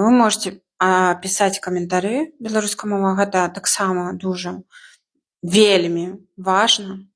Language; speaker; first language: Belarusian; non-native, local second language; Russian